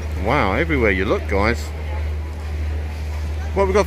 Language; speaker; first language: English; native; English